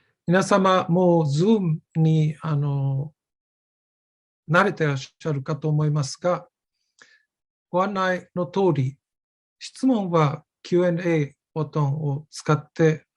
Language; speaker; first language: Japanese; non-native, fluent; German